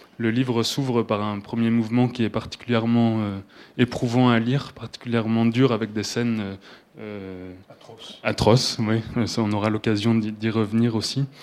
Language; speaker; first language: French; native; French